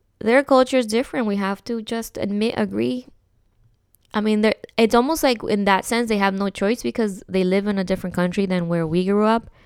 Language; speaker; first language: English; early bilingual, other home language; Spanish